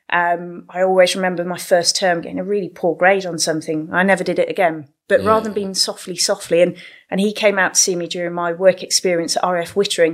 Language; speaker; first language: English; native; English